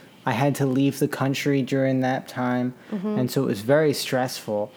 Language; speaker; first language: English; native; English